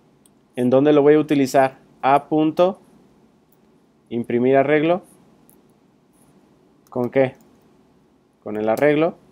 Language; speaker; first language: Spanish; native; Spanish